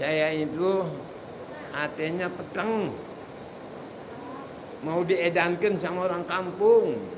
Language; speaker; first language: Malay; non-native, local second language; Sundanese